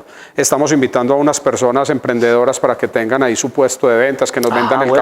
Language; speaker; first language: Spanish; native; Spanish